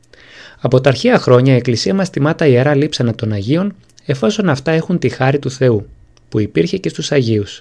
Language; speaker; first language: Greek; native; Greek